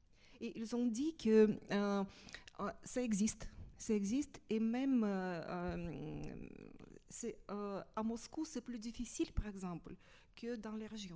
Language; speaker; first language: French; non-native, fluent; Russian